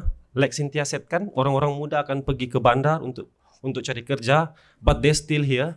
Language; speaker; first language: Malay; native; Malay